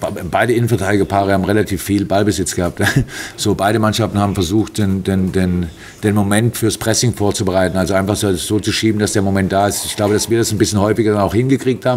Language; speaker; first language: German; native; German